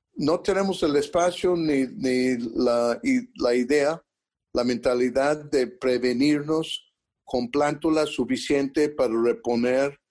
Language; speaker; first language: Spanish; early bilingual, heritage; Spanish